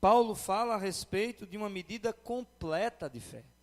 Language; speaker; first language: Portuguese; native; Portuguese